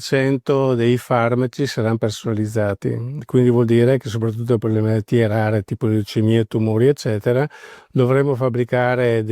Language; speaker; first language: Italian; native; Italian